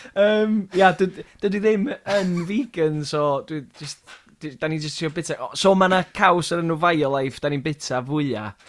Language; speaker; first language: Welsh; native; Welsh